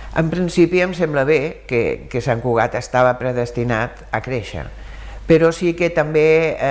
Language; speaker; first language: Catalan; early bilingual, other home language; German